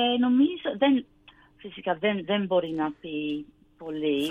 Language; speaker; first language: Greek; non-native, learner; English